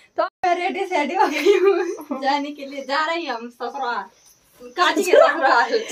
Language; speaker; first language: Hindi; non-native, local second language; Garhwali